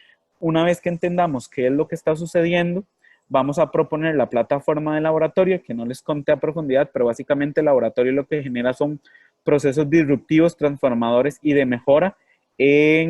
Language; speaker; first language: Spanish; native; Spanish